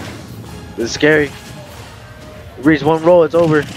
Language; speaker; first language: English; native; English